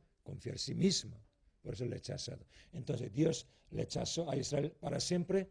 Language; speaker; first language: Spanish; non-native, learner; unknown